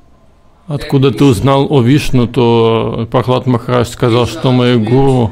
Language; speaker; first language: Russian; native; Russian